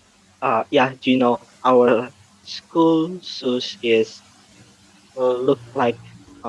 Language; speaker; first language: English; non-native, learner; Indonesian